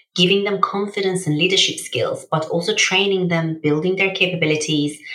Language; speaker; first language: English; early bilingual, other home language; Persian